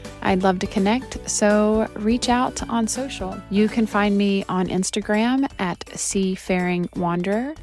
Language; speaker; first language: English; native; English